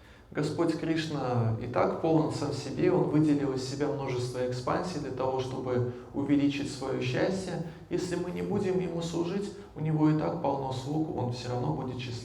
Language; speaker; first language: Russian; native; Russian